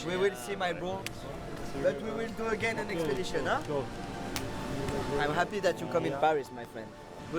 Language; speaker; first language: English; non-native, learner; French